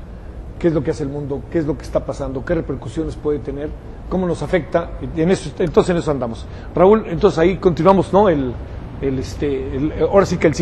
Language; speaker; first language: Spanish; native; Spanish